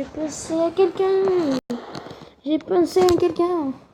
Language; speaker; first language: French; native; French